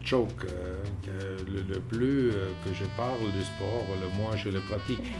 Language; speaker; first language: French; non-native, fluent; German